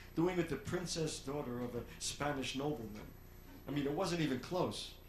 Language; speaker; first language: English; native; English